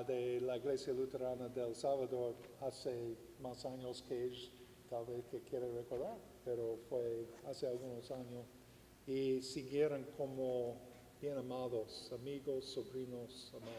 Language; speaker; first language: Spanish; non-native, fluent; English